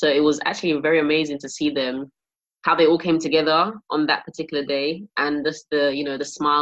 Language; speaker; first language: English; native; English